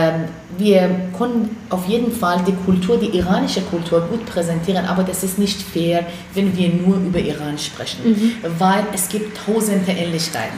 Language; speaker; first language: German; non-native, fluent; Persian